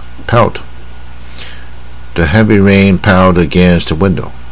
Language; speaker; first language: English; non-native, fluent; Chinese